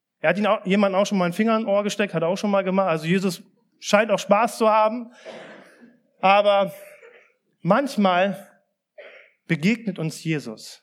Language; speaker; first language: German; early bilingual, other home language; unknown